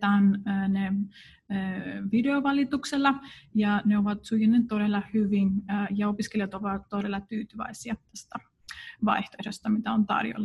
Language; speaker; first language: Finnish; non-native, fluent; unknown